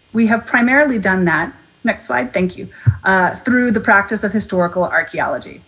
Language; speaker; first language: English; native; English